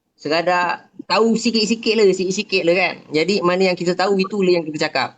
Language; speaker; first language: Malay; native; Malay